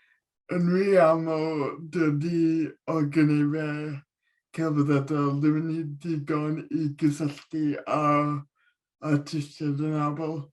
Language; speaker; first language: Welsh; non-native, local second language; English